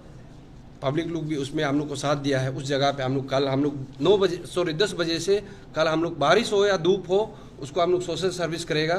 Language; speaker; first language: Hindi; non-native, local second language; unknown